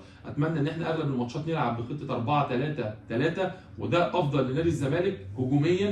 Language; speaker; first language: Arabic; native; Arabic